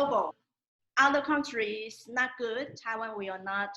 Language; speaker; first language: English; non-native, learner; Chinese